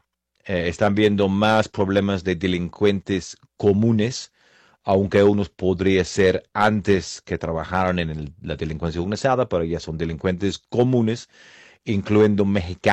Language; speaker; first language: Spanish; non-native, fluent; English